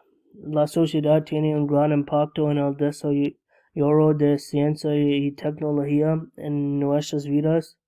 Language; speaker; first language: Spanish; non-native, learner; English